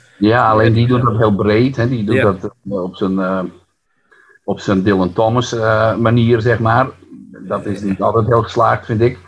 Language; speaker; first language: Dutch; non-native, local second language; Western Frisian